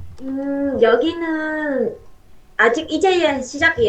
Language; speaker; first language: Korean; non-native, learner; Vietnamese